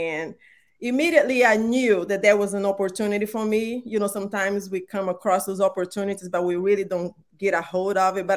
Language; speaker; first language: English; non-native, fluent; Portuguese